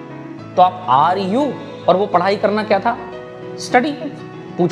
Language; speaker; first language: Hindi; native; Hindi